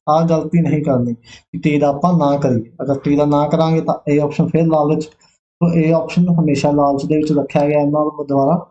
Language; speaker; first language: Hindi; non-native, local second language; Punjabi